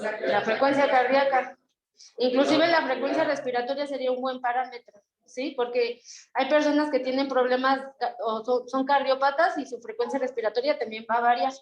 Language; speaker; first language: Spanish; native; Spanish